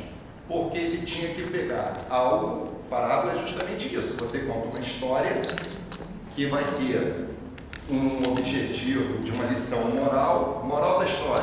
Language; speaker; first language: Portuguese; native; Portuguese